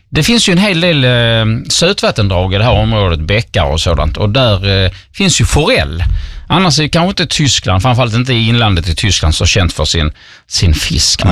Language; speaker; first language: Swedish; native; Swedish